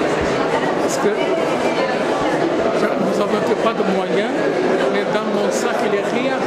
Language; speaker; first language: French; non-native, learner; Armenian